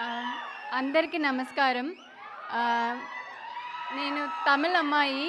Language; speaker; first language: Telugu; non-native, learner; Tamil